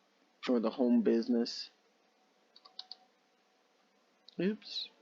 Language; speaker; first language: English; native; English